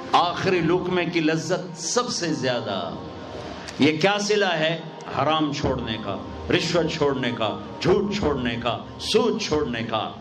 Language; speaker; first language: Urdu; non-native, local second language; Punjabi